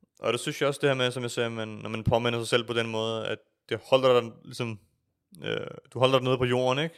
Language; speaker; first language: Danish; early bilingual, other home language; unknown